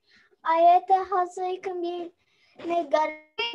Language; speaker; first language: Russian; early bilingual, heritage; Russian